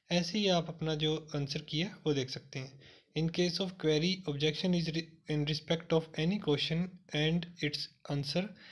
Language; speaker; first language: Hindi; non-native, local second language; Punjabi